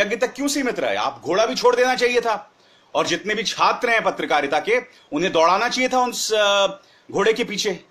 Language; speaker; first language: Hindi; native; Hindi